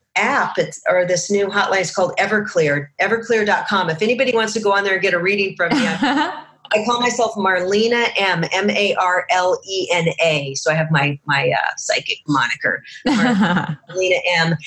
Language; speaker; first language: English; native; English